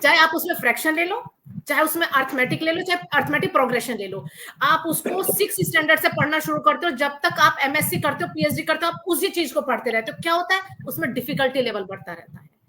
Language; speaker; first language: Hindi; native; Hindi